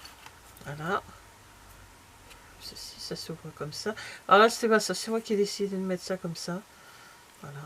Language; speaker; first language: French; native; French